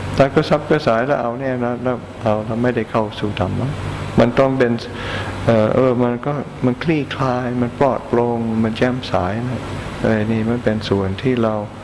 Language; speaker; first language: Thai; non-native, fluent; English